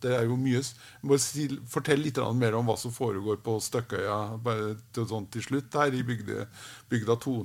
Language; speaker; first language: Norwegian; native; Norwegian